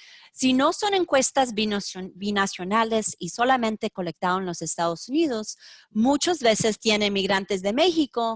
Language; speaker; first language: Spanish; early bilingual, heritage; Spanish